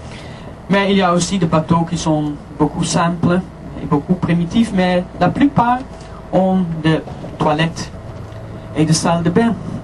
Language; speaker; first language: French; non-native, fluent; Dutch